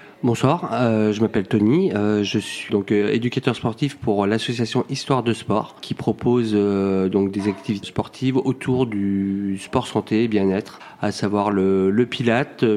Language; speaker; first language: French; native; French